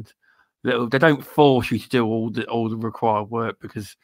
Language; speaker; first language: English; native; English